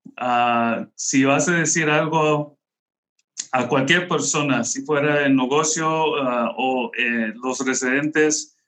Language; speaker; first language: Spanish; non-native, local second language; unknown